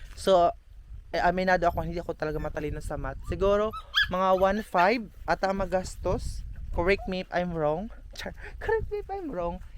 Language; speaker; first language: Filipino; non-native, local second language; Cebuano